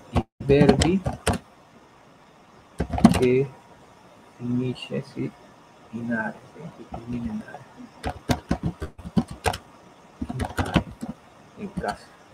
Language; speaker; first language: Italian; non-native, learner; Spanish